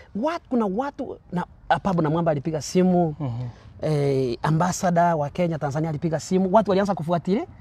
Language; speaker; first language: Swahili; non-native, local second language; Gusii